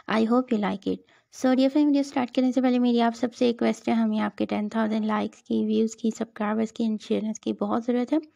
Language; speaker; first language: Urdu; native; Urdu